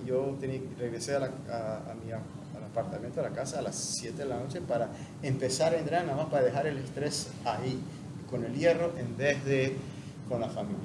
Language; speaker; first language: Spanish; non-native, fluent; English